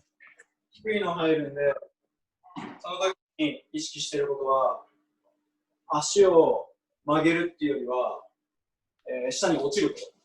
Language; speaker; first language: Japanese; native; Japanese